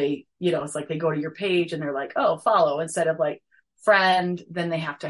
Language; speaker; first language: English; native; English